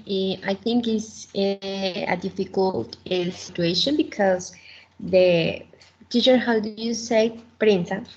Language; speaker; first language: English; non-native, learner; Spanish